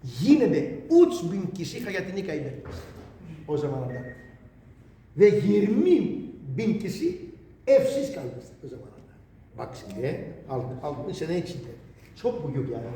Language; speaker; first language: Turkish; non-native, learner; Greek